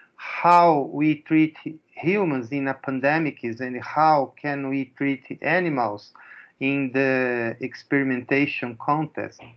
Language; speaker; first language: English; non-native, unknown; Portuguese